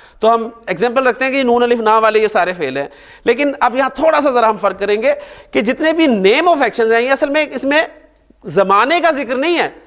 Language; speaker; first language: Urdu; native; Urdu